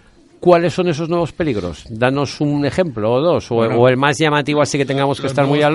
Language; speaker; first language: Spanish; native; Spanish